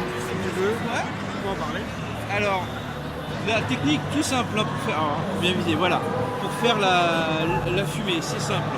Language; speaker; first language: French; native; French